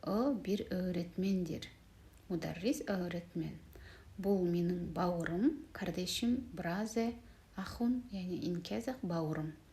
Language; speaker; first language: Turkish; non-native, learner; Kazakh